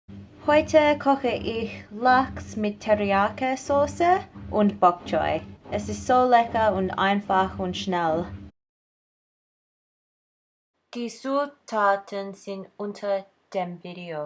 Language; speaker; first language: German; non-native, learner; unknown